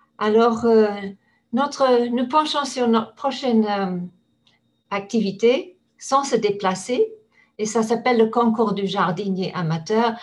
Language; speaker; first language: French; non-native, fluent; English